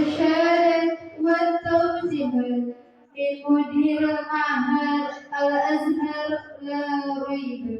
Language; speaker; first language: Arabic; non-native, learner; Indonesian